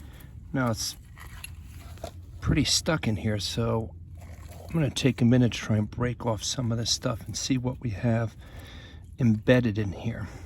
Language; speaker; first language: English; native; English